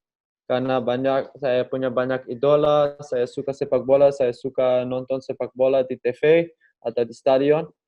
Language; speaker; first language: Indonesian; non-native, learner; Dutch